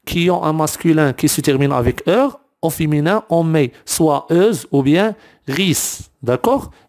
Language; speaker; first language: French; non-native, local second language; Arabic